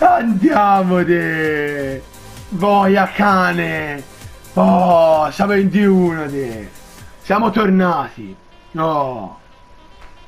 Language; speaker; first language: Italian; native; Italian